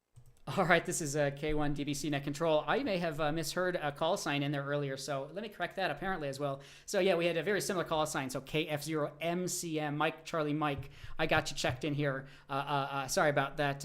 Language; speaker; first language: English; native; English